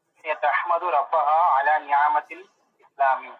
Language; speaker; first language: Arabic; non-native, learner; Tamil